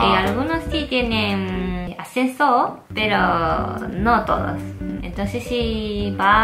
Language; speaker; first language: Spanish; non-native, fluent; Japanese